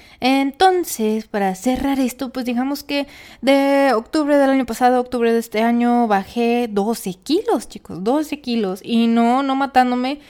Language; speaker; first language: Spanish; native; Spanish